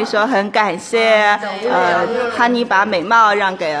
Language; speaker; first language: Chinese; native; Chinese